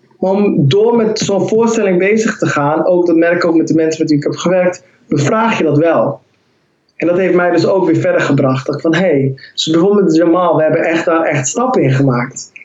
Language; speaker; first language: Dutch; early bilingual, other home language; Somali